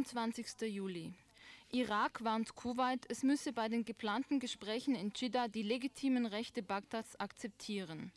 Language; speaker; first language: German; native; German